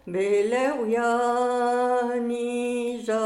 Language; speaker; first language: French; native; French